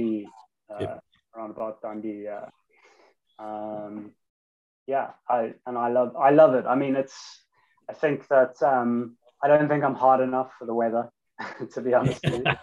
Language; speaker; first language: English; native; English